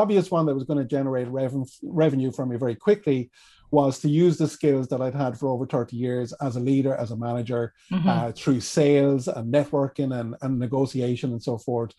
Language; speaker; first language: English; native; English